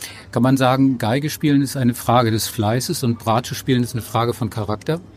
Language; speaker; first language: German; native; German